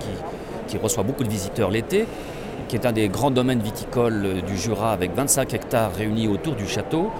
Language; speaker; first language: French; native; French